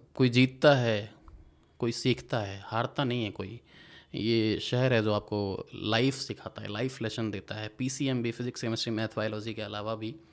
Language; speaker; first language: Hindi; native; Hindi